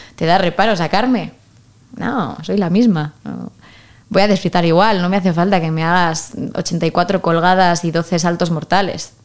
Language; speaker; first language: Spanish; native; Spanish